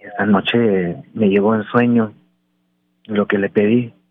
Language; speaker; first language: Spanish; early bilingual, heritage; Spanish